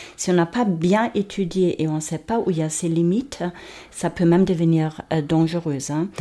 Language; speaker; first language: French; non-native, fluent; German